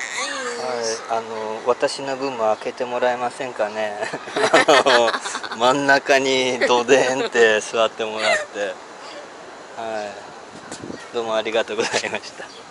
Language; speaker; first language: Japanese; native; Japanese